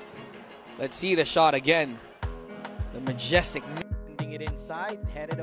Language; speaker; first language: English; non-native, local second language; Filipino